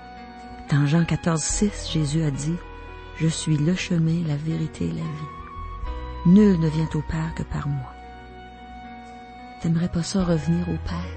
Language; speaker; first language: French; native; French